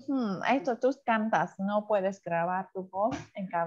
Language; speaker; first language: Spanish; non-native, fluent; Vietnamese